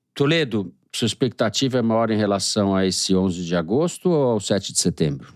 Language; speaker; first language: Portuguese; native; Portuguese